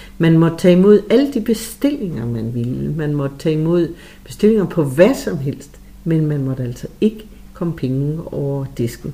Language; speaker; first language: Danish; native; Danish